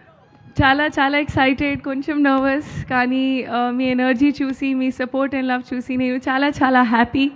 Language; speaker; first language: Telugu; non-native, learner; Hindi